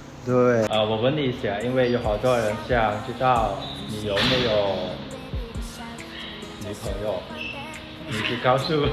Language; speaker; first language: Chinese; non-native, learner; Khmer